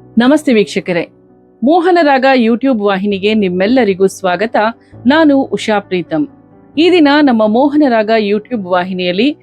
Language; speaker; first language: Kannada; native; Kannada